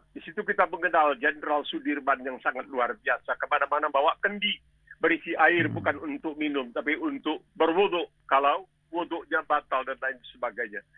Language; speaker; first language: Indonesian; native; Indonesian